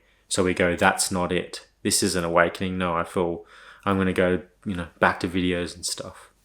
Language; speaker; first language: English; native; English